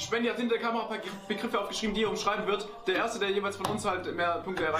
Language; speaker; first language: German; native; German